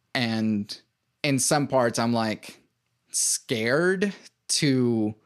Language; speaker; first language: English; native; English